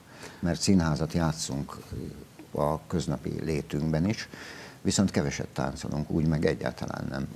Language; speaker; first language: Hungarian; native; Hungarian